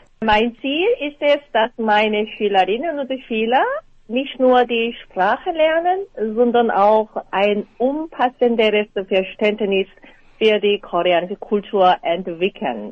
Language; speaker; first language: German; non-native, fluent; Korean